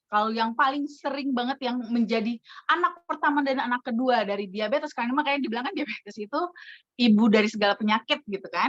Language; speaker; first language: Indonesian; native; Indonesian